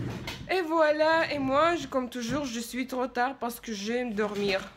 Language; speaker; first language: French; non-native, fluent; Russian